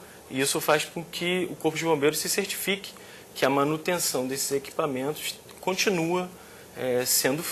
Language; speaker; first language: Portuguese; native; Portuguese